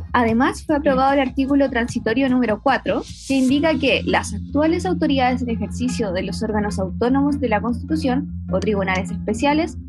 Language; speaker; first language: Spanish; native; Spanish